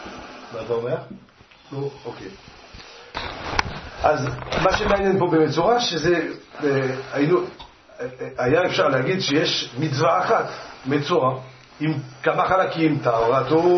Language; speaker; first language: Hebrew; non-native, fluent; French